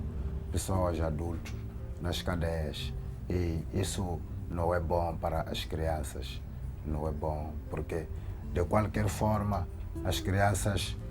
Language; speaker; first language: Portuguese; non-native, local second language; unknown